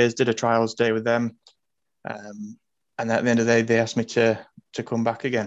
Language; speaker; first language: English; native; English